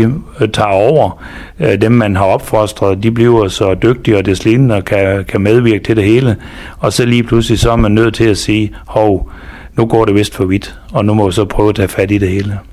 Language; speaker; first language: Danish; native; Danish